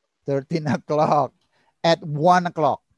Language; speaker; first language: English; non-native, learner; Indonesian